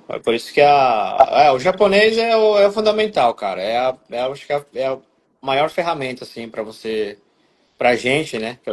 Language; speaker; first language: Portuguese; native; Portuguese